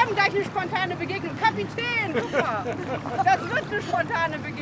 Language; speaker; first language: German; native; German